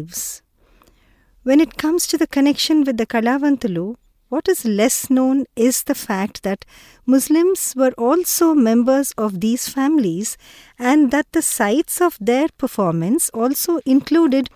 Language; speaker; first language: English; non-native, local second language; Telugu